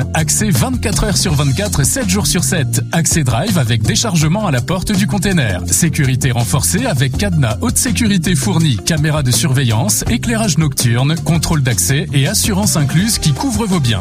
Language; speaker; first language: French; native; French